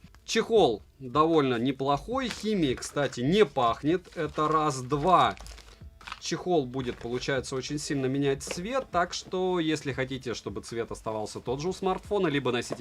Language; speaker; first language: Russian; native; Russian